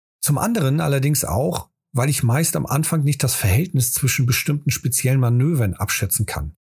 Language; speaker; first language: German; native; German